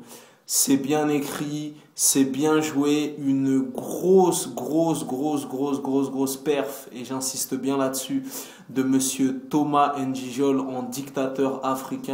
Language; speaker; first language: French; native; French